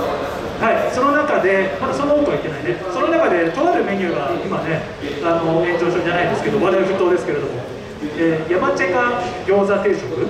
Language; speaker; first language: Japanese; native; Japanese